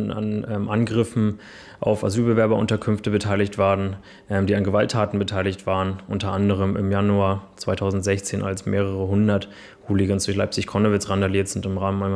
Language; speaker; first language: German; native; German